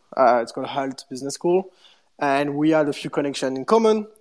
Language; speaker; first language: English; non-native, fluent; French